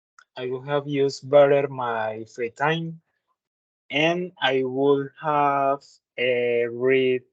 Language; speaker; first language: English; non-native, learner; Spanish